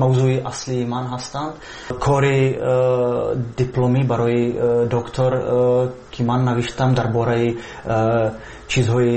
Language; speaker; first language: Persian; non-native, fluent; Czech